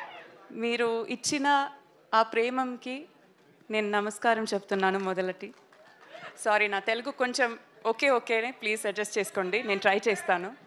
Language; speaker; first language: Telugu; non-native, local second language; Tamil